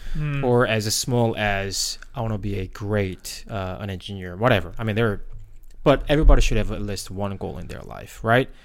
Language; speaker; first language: English; non-native, fluent; Korean